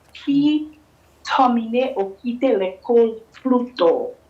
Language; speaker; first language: French; non-native, learner; English